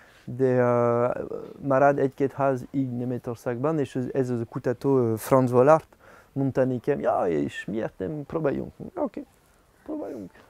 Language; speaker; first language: Hungarian; non-native, learner; French